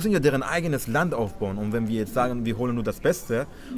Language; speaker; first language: German; non-native, fluent; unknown